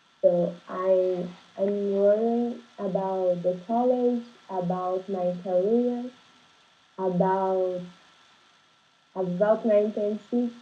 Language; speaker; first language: English; non-native, learner; Portuguese